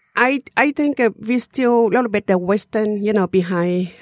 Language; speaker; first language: English; non-native, learner; Hmong